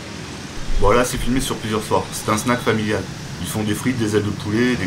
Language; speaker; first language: French; native; French